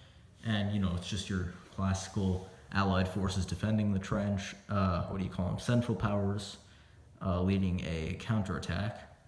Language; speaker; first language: English; native; English